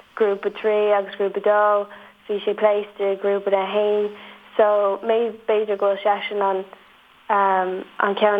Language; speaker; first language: Irish; non-native, local second language; English